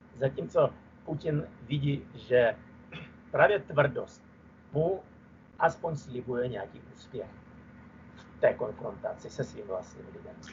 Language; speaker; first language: Czech; non-native, fluent; Russian